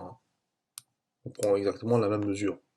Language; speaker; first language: French; native; French